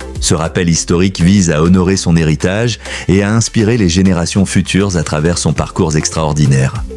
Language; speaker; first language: French; non-native, local second language; Haitian Creole